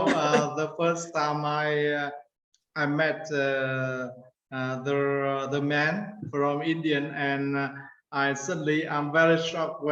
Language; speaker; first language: English; non-native, learner; Vietnamese